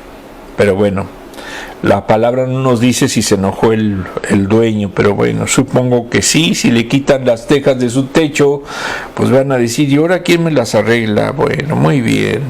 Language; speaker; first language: Spanish; native; Spanish